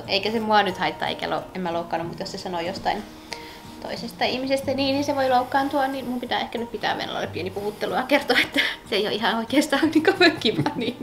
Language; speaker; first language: Finnish; native; Finnish